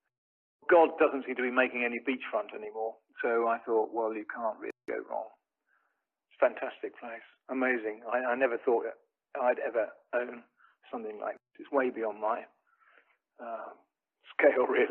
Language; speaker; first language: English; native; English